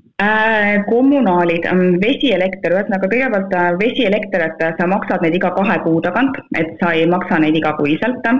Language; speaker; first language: Estonian; native; Estonian